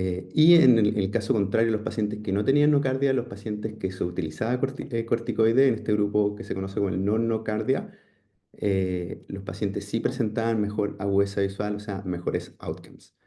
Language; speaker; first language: Spanish; native; Spanish